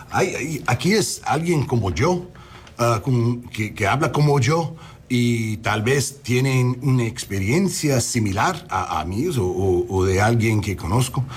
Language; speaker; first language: Spanish; non-native, learner; English